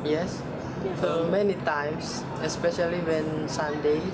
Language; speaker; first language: English; non-native, learner; Indonesian